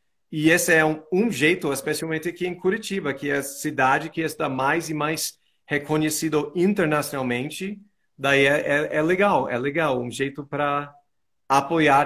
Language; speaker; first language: Portuguese; non-native, fluent; English